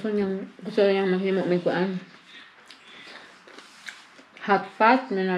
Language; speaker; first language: Swedish; non-native, learner; Cebuano